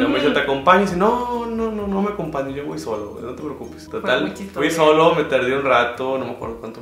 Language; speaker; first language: Spanish; native; Spanish